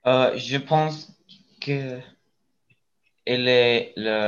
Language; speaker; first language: French; non-native, learner; Spanish